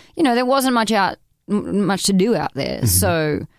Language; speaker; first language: English; native; English